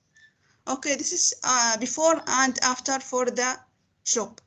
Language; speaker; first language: English; non-native, learner; Arabic